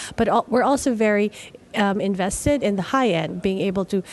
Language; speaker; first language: English; non-native, local second language; Filipino